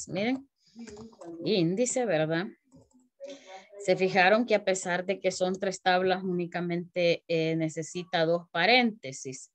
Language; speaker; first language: Spanish; native; Spanish